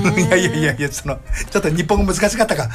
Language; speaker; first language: Japanese; native; Japanese